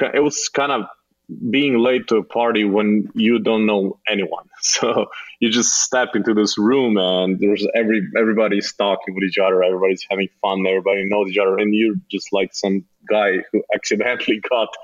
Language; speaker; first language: English; non-native, fluent; Slovenian